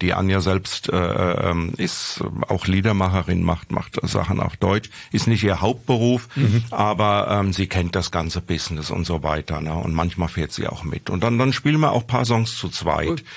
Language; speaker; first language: German; native; German